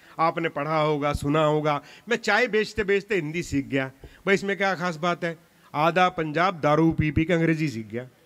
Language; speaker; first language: Hindi; non-native, local second language; Punjabi